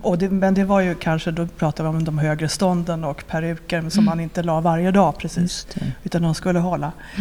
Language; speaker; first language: Swedish; native; Swedish